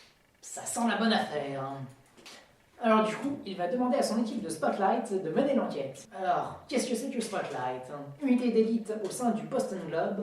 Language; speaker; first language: French; native; French